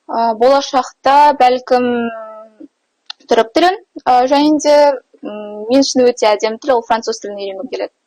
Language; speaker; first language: Kazakh; native; Kazakh